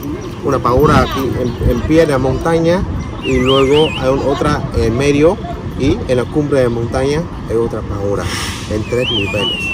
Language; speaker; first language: Spanish; non-native, fluent; Vietnamese